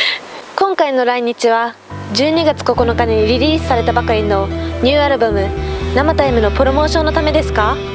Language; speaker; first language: Japanese; native; Japanese